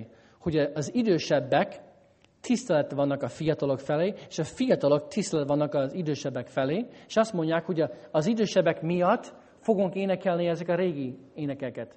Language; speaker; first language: Hungarian; non-native, fluent; English